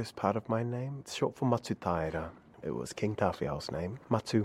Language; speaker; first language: English; native; English